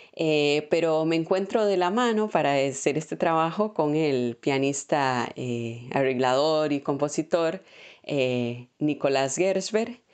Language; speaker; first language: Spanish; native; Spanish